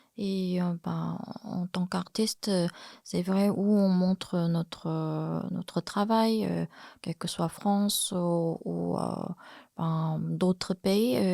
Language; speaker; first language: French; non-native, fluent; Korean